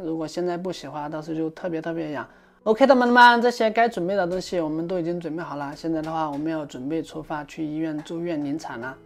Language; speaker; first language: Chinese; native; Chinese